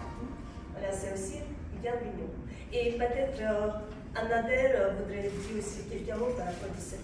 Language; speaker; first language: French; non-native, fluent; Russian